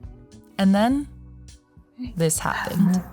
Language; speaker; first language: English; native; English